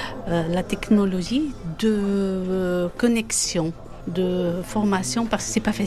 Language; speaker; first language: French; non-native, fluent; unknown